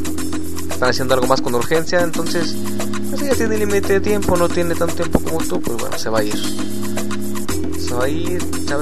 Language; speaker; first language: Spanish; native; Spanish